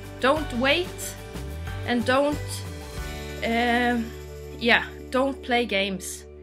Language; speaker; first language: English; non-native, fluent; Norwegian